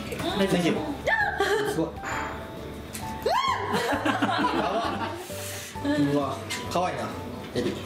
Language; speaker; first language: Japanese; native; Japanese